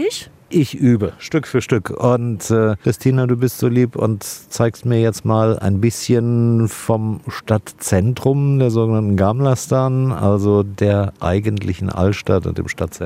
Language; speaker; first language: German; native; German